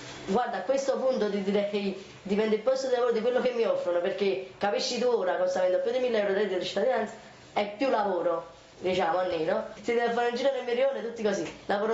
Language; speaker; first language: Italian; native; Italian